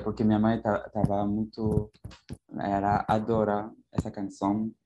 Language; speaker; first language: Portuguese; non-native, learner; French